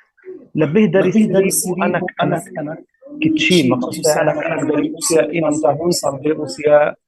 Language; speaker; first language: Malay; non-native, learner; Arabic